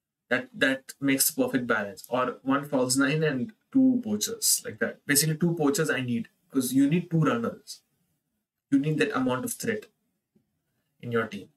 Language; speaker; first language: English; non-native, local second language; Hindi